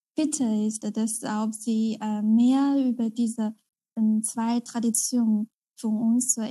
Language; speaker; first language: German; non-native, learner; Chinese